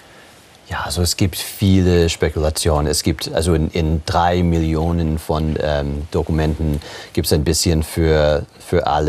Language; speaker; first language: German; non-native, fluent; English